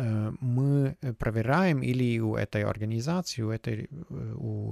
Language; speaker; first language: Russian; non-native, fluent; German